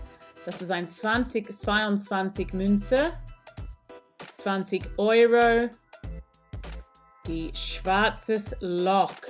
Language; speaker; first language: German; non-native, learner; English